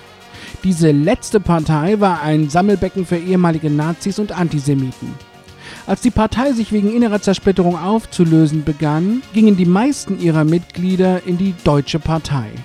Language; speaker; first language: German; native; German